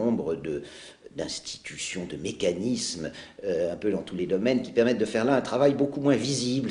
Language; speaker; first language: French; native; French